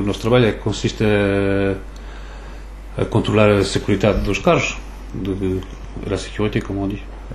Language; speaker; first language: Portuguese; early bilingual, other home language; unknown